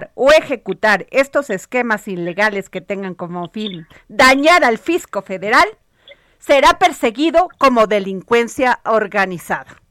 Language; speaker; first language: Spanish; native; Spanish